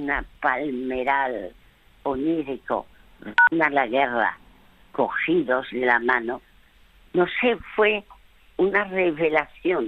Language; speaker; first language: Spanish; early bilingual, other home language; French